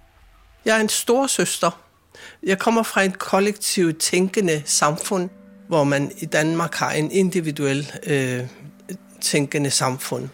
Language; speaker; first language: Swedish; non-native, fluent; Kalaallisut